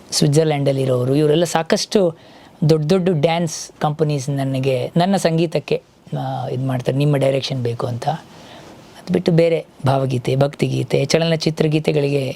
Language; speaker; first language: Kannada; native; Kannada